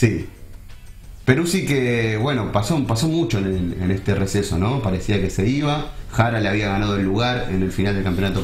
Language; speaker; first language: Spanish; native; Spanish